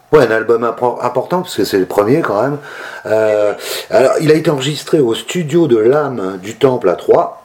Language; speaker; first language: French; native; French